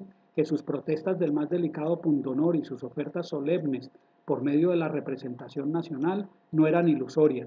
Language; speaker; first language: Spanish; native; Spanish